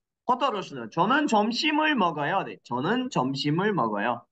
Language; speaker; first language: Korean; non-native, fluent; Kyrgyz